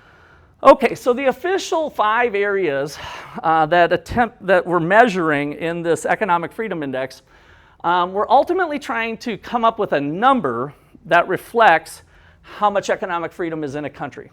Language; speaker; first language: English; native; English